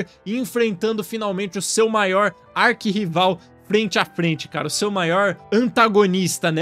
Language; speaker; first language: Portuguese; native; Portuguese